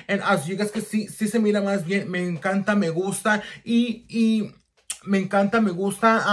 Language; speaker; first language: Spanish; early bilingual, heritage; Spanish